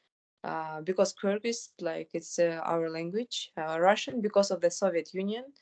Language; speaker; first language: English; non-native, fluent; Kyrgyz